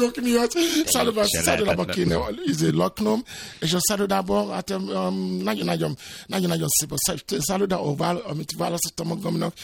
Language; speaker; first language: Hungarian; non-native, fluent; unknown